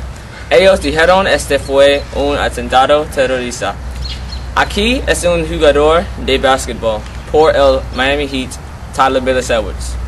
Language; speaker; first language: Spanish; non-native, learner; English